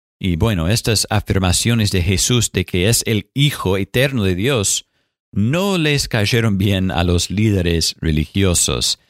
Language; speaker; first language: Spanish; non-native, fluent; English